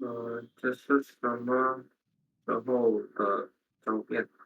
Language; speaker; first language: Chinese; non-native, learner; Indonesian